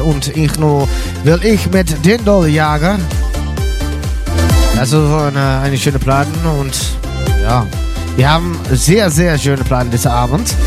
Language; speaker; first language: German; non-native, learner; Dutch